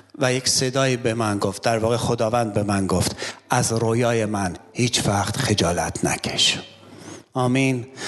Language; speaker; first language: Persian; non-native, local second language; Armenian